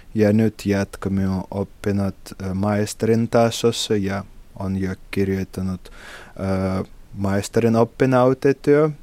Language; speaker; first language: Finnish; non-native, learner; Russian